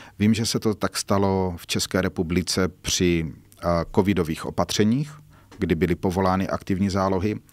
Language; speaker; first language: Czech; native; Czech